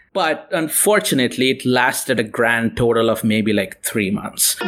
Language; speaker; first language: English; non-native, local second language; Tamil